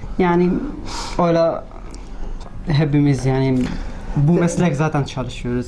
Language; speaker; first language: Turkish; non-native, learner; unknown